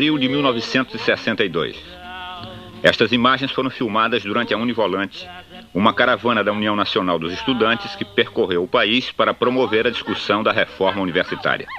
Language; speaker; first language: Portuguese; native; Portuguese